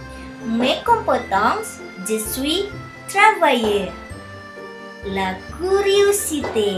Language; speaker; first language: French; non-native, learner; Indonesian